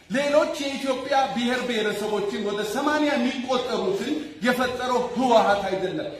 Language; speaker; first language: Amharic; non-native, local second language; Wolaytta